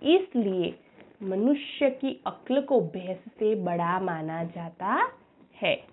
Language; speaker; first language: Hindi; non-native, local second language; Gujarati